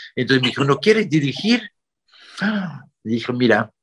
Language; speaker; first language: Spanish; non-native, fluent; French